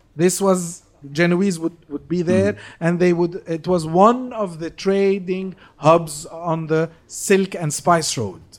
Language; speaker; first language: English; non-native, fluent; Arabic